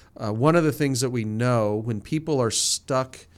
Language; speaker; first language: English; native; English